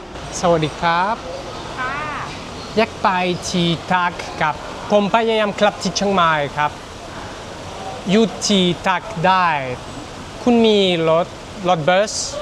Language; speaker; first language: Thai; non-native, learner; French